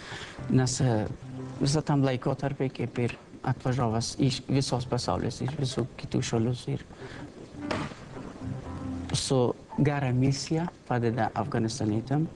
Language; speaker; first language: Lithuanian; non-native, learner; Persian